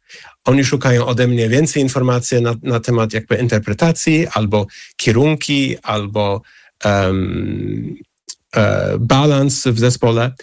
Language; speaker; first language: Polish; non-native, fluent; English